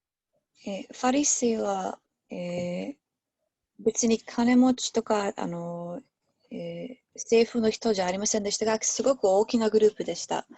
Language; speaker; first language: Japanese; non-native, learner; English